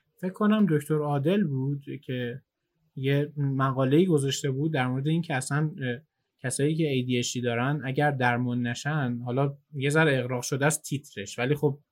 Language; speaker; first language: Persian; native; Persian